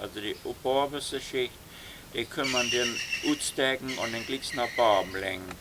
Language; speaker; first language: German; non-native, local second language; Low German